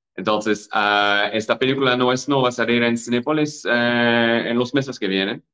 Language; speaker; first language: Spanish; non-native, fluent; English